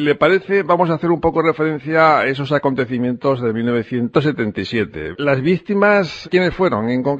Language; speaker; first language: Spanish; native; Spanish